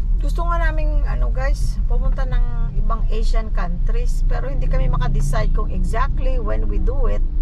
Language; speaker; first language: Filipino; native; Filipino